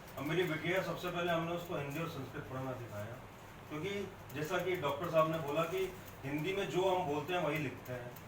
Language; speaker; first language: Hindi; native; Hindi